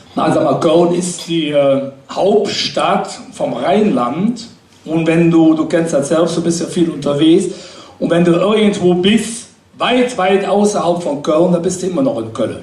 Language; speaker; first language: German; native; German